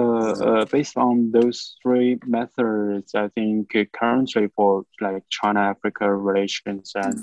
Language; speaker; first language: English; non-native, fluent; Chinese